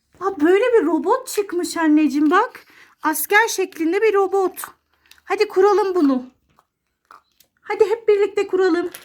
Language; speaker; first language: Turkish; native; Turkish